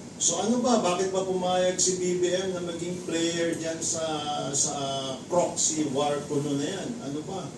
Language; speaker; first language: Filipino; native; Filipino